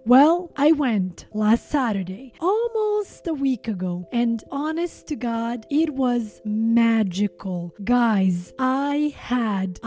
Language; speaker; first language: English; non-native, fluent; Albanian